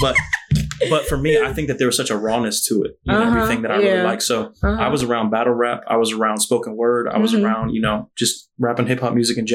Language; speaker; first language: English; native; English